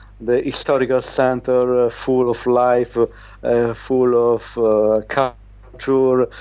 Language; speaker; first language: English; non-native, learner; Italian